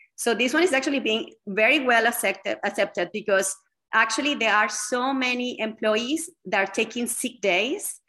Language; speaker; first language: English; non-native, fluent; Spanish